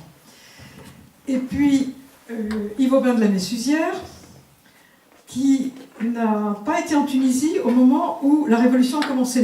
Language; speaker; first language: French; native; French